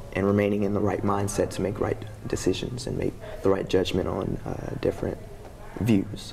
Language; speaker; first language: English; native; English